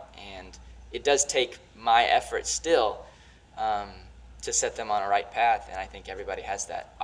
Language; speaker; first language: English; native; English